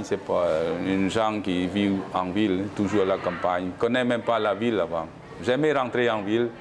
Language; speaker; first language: French; non-native, learner; Khmer